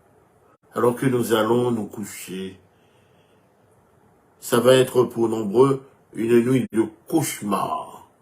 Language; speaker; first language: French; non-native, local second language; Haitian Creole